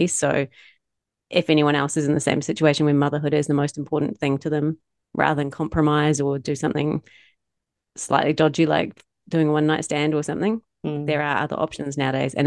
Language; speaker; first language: English; native; English